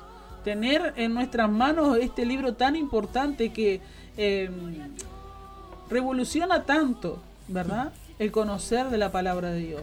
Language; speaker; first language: Spanish; native; Spanish